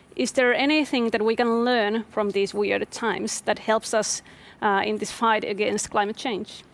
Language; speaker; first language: English; non-native, fluent; Finnish